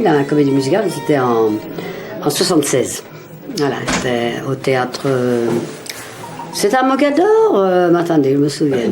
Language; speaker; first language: French; native; French